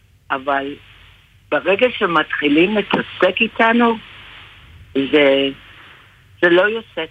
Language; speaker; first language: Hebrew; non-native, fluent; English